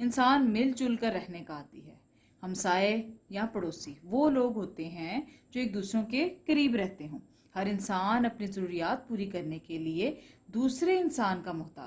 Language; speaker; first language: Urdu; non-native, local second language; Punjabi